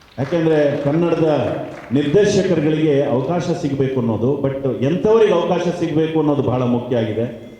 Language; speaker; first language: Kannada; native; Kannada